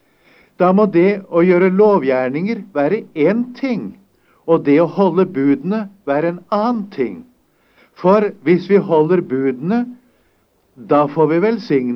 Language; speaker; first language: Norwegian; native; Norwegian